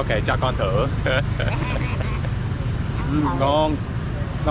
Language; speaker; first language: Vietnamese; non-native, learner; English